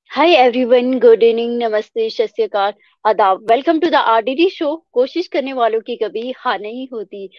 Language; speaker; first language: Hindi; native; Hindi